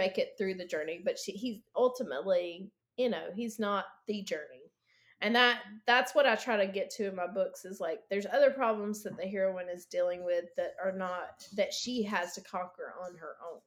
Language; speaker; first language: English; native; English